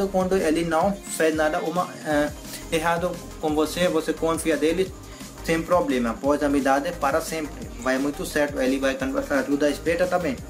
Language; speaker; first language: Portuguese; non-native, learner; Hindi